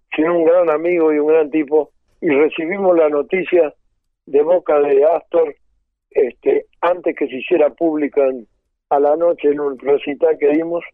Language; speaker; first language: Spanish; native; Spanish